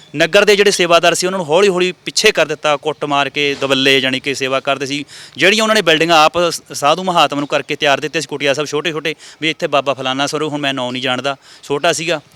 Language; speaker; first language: Punjabi; native; Punjabi